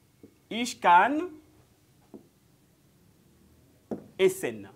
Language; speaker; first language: German; non-native, learner; French